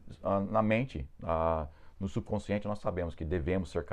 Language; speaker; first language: Portuguese; non-native, fluent; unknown